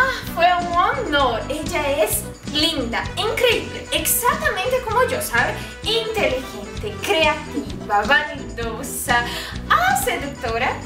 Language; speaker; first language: Spanish; non-native, learner; Portuguese